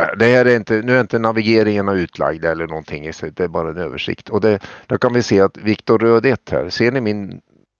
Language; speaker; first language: Swedish; native; Swedish